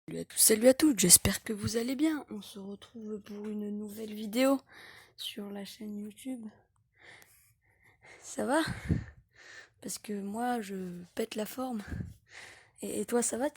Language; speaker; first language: French; native; French